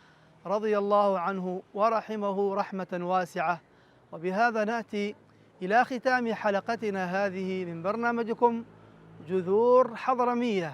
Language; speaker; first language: Arabic; native; Arabic